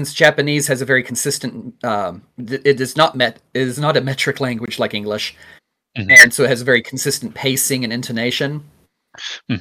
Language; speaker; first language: English; native; English